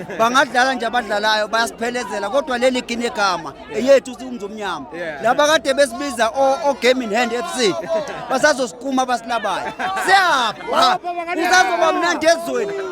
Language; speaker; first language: Zulu; native; Zulu